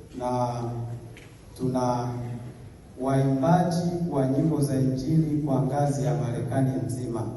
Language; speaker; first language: Swahili; non-native, local second language; Bembe